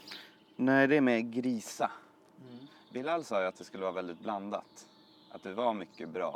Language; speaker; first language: Swedish; native; Swedish